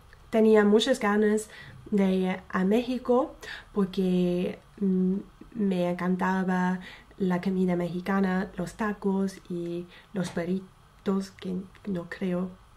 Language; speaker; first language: Spanish; non-native, fluent; English